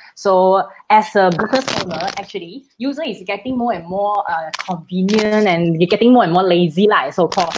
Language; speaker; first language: English; non-native, local second language; Chinese